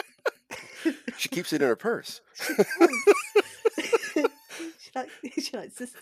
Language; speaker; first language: English; native; English